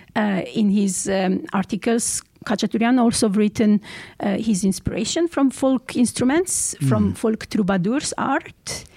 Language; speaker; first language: English; non-native, fluent; Armenian